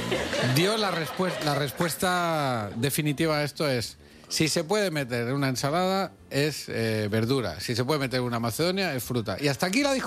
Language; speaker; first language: Spanish; native; Spanish